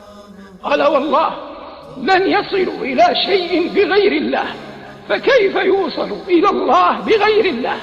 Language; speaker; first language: Arabic; native; Arabic